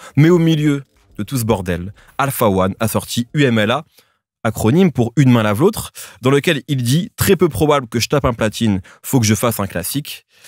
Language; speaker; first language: French; native; French